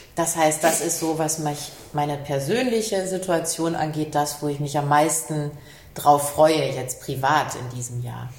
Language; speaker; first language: German; native; German